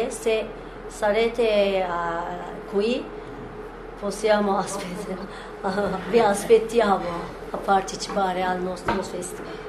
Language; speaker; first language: Italian; non-native, fluent; Turkish